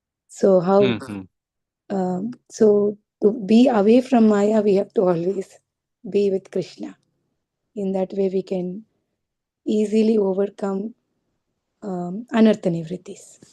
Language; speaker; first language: English; non-native, fluent; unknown